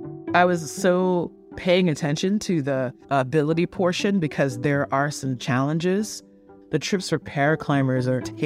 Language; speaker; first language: English; native; English